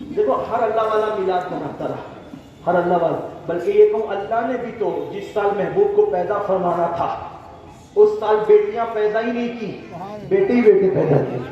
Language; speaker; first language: Urdu; native; Urdu